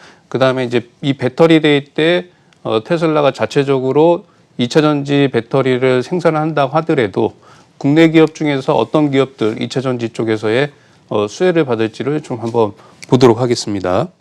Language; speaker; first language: Korean; native; Korean